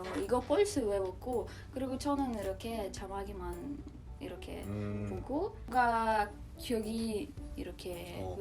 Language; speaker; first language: Korean; non-native, learner; Russian